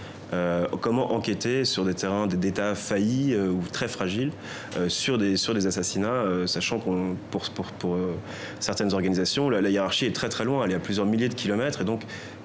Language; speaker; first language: French; native; French